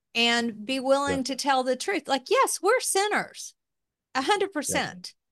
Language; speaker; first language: English; native; English